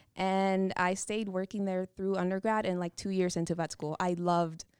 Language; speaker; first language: English; non-native, fluent; Spanish